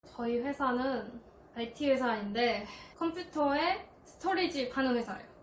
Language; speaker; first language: Korean; non-native, fluent; Chinese